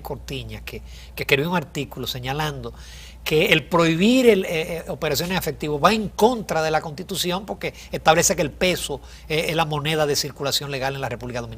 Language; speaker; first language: Spanish; native; Spanish